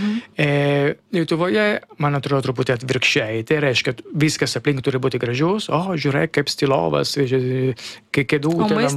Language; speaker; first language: Lithuanian; non-native, learner; Italian